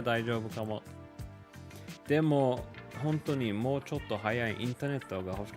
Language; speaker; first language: Japanese; non-native, learner; English